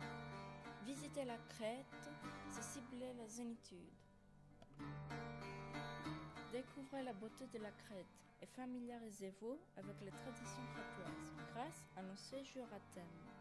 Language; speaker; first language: French; non-native, learner; Greek